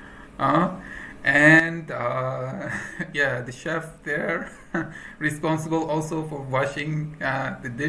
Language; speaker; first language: English; non-native, fluent; Persian